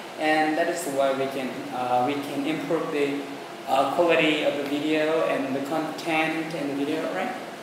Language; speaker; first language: English; non-native, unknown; Vietnamese